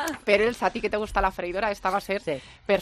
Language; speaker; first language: Spanish; native; Spanish